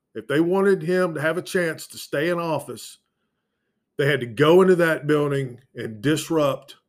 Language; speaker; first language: English; native; English